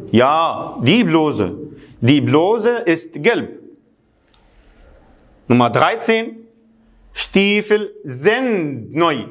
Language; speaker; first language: German; non-native, fluent; Arabic